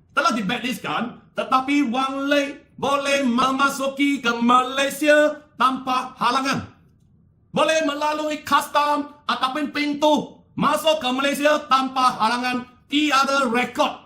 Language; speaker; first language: Malay; non-native, local second language; Chinese